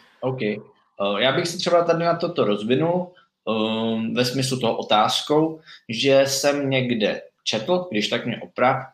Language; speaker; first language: Czech; native; Czech